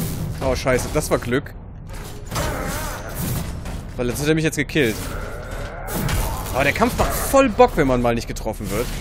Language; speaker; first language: German; native; German